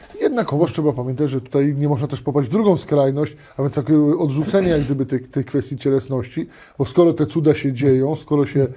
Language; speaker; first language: Polish; native; Polish